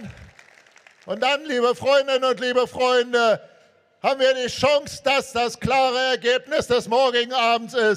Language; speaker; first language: German; native; German